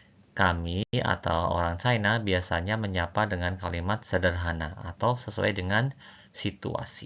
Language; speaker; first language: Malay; non-native, fluent; Chinese